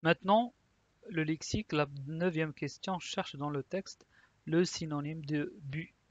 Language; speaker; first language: French; non-native, local second language; Arabic